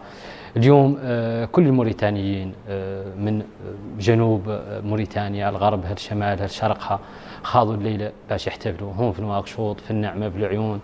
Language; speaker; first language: Arabic; native; Arabic